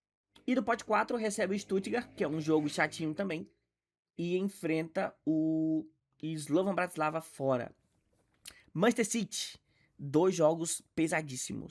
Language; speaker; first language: Portuguese; native; Portuguese